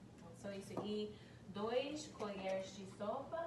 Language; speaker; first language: Portuguese; non-native, learner; English